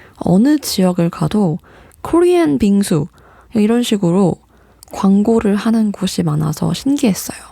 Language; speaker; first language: Korean; native; Korean